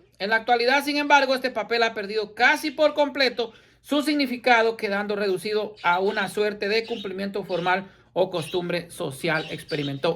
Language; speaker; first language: Spanish; native; Spanish